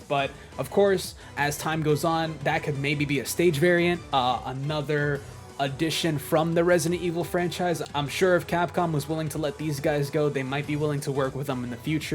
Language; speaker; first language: English; native; English